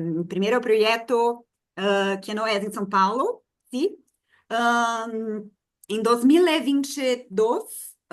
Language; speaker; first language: Spanish; non-native, fluent; Portuguese